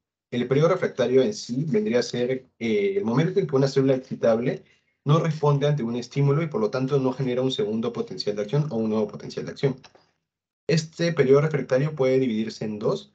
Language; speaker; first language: Spanish; native; Spanish